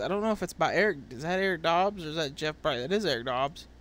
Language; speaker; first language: English; native; English